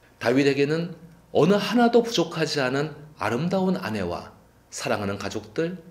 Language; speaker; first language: Korean; native; Korean